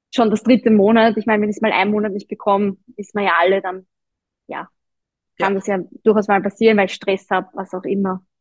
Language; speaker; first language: German; native; German